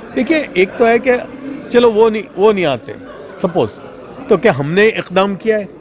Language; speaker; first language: Hindi; non-native, local second language; Gujarati